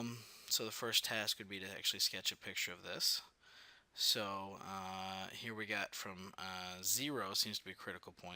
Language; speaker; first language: English; native; English